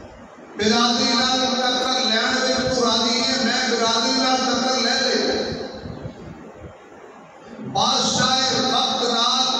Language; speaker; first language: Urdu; non-native, local second language; Punjabi